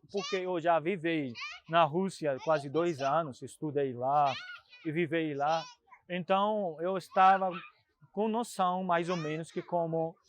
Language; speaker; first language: Portuguese; non-native, fluent; Punjabi